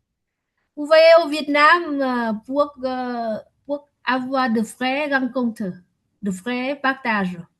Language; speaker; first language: French; non-native, learner; Vietnamese